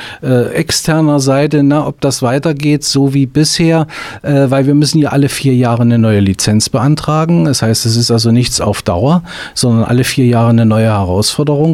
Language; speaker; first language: German; native; German